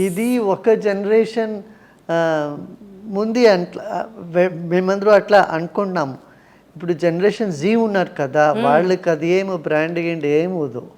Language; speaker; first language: Telugu; non-native, local second language; Tamil